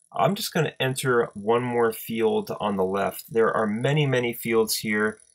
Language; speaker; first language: English; native; English